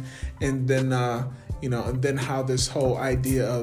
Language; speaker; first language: English; native; English